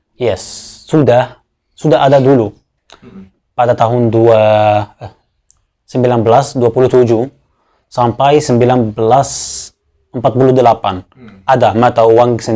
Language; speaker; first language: Indonesian; non-native, fluent; Arabic